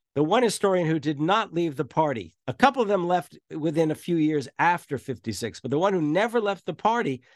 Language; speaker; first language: English; native; English